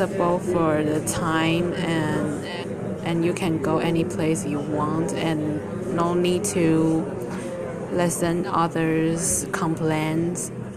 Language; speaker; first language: English; non-native, learner; Chinese